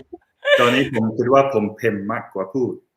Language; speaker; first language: Thai; non-native, fluent; English